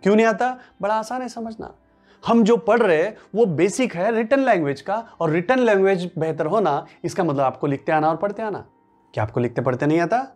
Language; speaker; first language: Hindi; non-native, local second language; Marathi